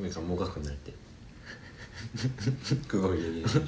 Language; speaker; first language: Korean; non-native, fluent; Japanese